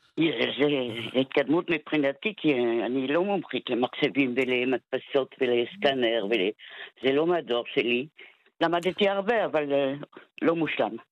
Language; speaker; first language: Hebrew; non-native, fluent; French